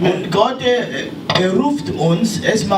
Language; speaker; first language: German; non-native, learner; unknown